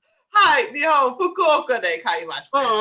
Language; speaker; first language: Japanese; non-native, learner; English